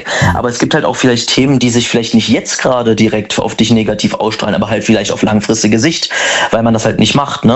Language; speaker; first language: German; native; German